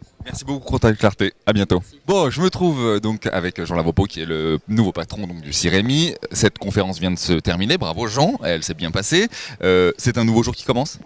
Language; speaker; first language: French; native; French